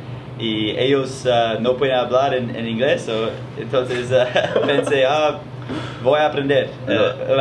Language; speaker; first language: Spanish; non-native, learner; English